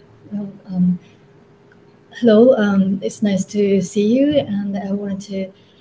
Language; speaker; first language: English; non-native, fluent; Japanese